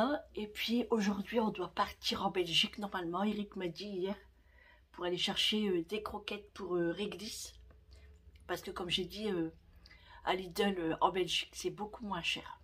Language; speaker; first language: French; native; French